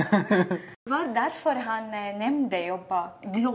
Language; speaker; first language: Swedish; non-native, learner; Arabic